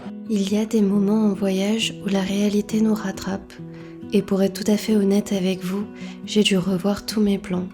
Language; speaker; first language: French; native; French